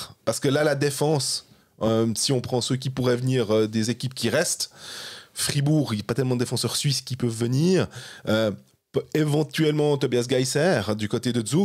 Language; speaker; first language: French; native; French